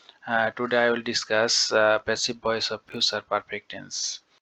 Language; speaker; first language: English; non-native, local second language; Bangla